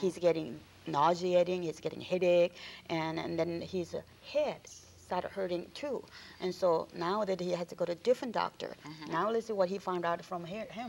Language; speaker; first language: English; non-native, fluent; Korean